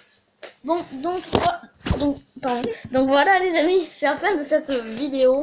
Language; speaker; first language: French; native; French